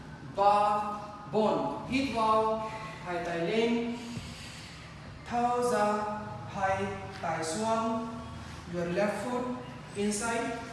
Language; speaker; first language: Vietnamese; non-native, learner; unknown